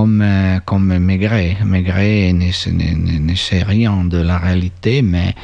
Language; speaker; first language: French; non-native, learner; Italian